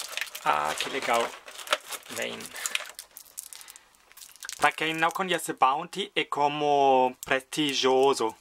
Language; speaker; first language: Portuguese; non-native, fluent; German